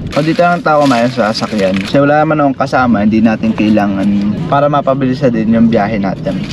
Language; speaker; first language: Filipino; native; Filipino